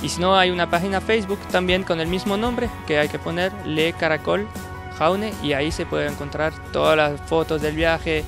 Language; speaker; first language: Spanish; non-native, fluent; French